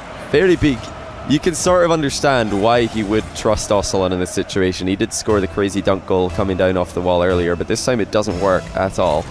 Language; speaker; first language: English; native; English